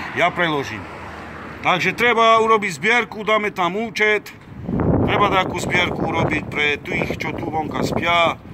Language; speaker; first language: Slovak; non-native, local second language; Romany